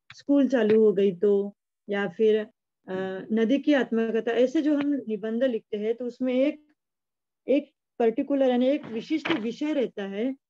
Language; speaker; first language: Hindi; non-native, local second language; Marathi